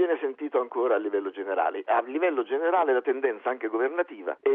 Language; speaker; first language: Italian; native; Italian